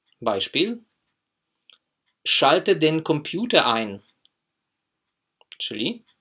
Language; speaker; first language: German; non-native, fluent; Polish